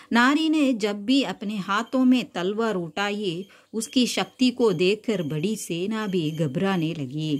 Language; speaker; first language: Hindi; non-native, local second language; Tamil